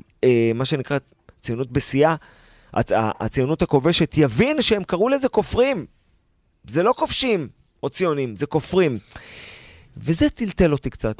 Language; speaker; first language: Hebrew; native; Hebrew